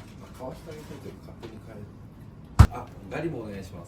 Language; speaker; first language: Japanese; native; Japanese